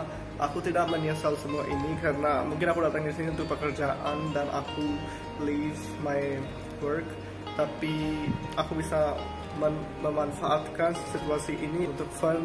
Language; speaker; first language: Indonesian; non-native, learner; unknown